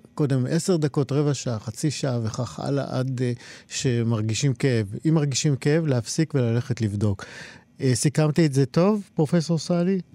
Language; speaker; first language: Hebrew; native; Hebrew